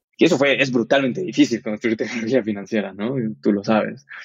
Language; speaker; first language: Spanish; native; Spanish